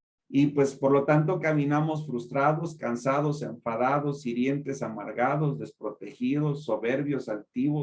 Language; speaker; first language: Spanish; native; Spanish